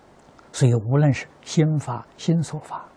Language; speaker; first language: Chinese; native; Chinese